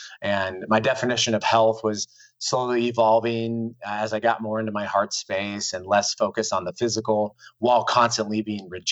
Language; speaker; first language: English; native; English